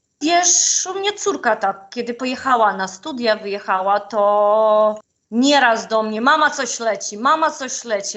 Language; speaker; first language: Polish; non-native, fluent; Ukrainian